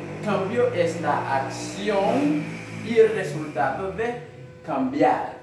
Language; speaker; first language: Spanish; non-native, fluent; Haitian Creole